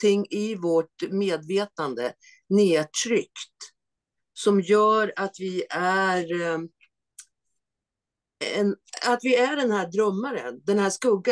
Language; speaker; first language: Swedish; native; Swedish